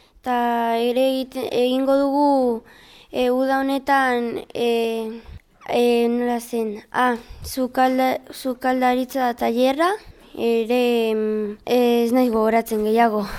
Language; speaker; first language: Basque; non-native, local second language; Spanish